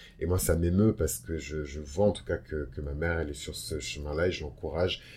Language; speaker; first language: French; early bilingual, other home language; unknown